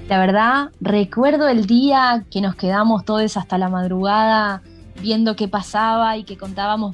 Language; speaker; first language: Spanish; native; Spanish